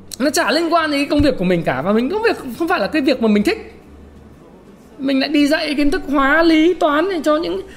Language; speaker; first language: Vietnamese; native; Vietnamese